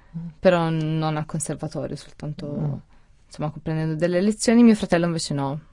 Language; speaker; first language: Italian; native; Italian